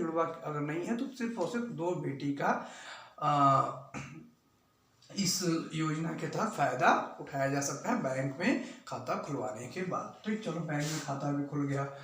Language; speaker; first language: Hindi; native; Hindi